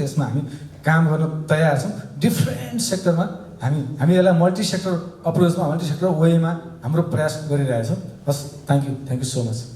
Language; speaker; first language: Nepali; native; Nepali